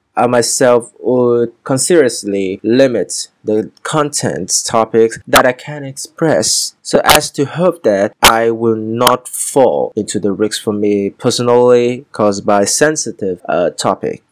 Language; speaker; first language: English; non-native, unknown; Vietnamese